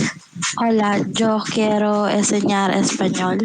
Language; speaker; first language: Spanish; non-native, learner; Filipino